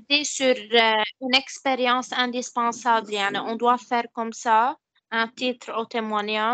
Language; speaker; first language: French; non-native, learner; Arabic